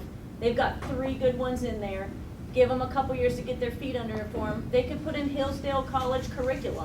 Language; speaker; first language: English; native; English